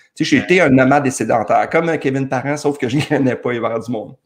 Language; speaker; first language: French; native; French